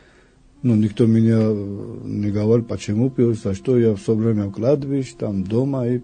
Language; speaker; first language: Russian; non-native, fluent; Georgian